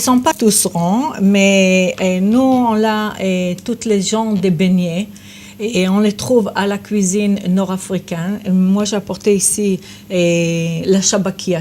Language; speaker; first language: French; non-native, fluent; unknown